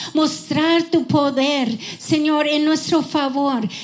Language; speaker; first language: Spanish; non-native, fluent; English